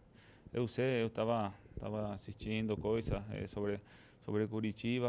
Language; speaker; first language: Portuguese; non-native, fluent; Spanish